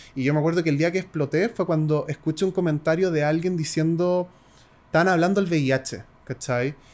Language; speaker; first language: Spanish; native; Spanish